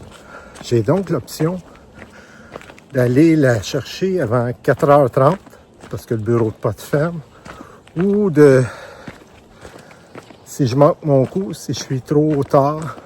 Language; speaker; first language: French; native; French